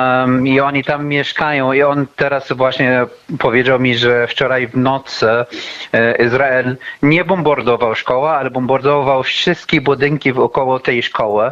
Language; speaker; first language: Polish; non-native, fluent; Arabic